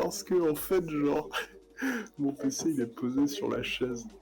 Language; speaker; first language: French; native; French